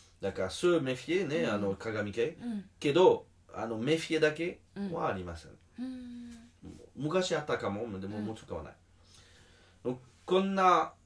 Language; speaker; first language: Japanese; non-native, learner; French